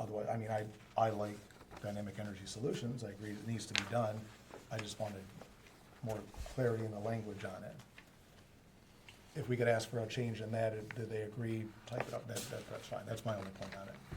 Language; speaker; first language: English; native; English